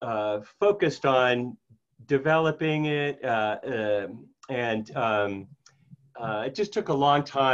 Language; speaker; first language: English; native; English